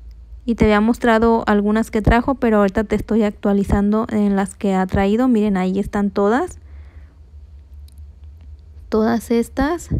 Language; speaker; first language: Spanish; native; Spanish